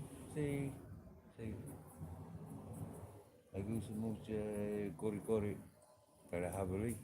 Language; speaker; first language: Spanish; non-native, learner; English